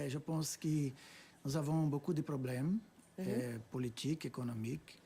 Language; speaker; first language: French; non-native, fluent; Portuguese